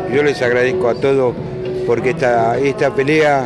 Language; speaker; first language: Spanish; native; Spanish